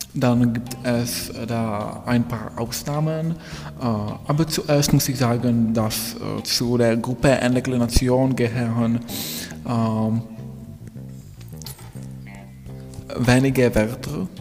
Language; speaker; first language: German; non-native, fluent; Czech